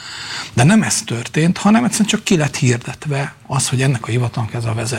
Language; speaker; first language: Hungarian; native; Hungarian